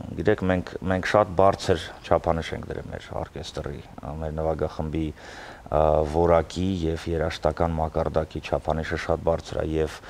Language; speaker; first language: Armenian; early bilingual, heritage; Armenian